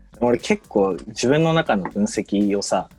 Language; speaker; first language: Japanese; native; Japanese